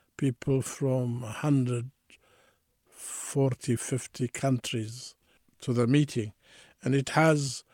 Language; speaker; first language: English; non-native, fluent; Tigrinya